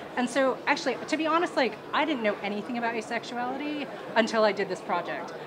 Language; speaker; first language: English; native; English